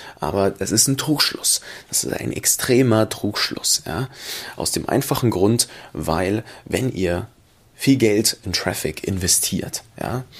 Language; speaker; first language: German; native; German